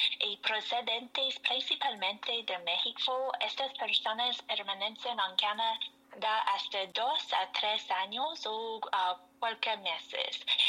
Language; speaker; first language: Spanish; non-native, learner; French